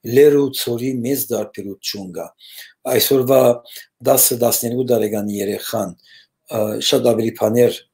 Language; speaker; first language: Armenian; early bilingual, heritage; Armenian